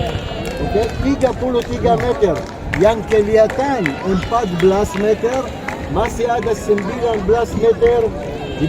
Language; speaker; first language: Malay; non-native, fluent; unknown